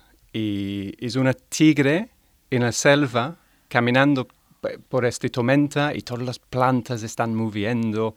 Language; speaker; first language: Spanish; non-native, learner; English